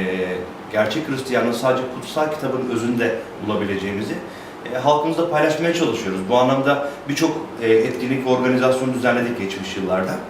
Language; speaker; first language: Turkish; native; Turkish